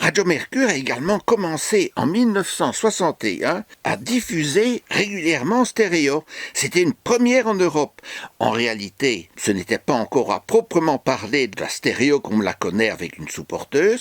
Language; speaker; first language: French; native; French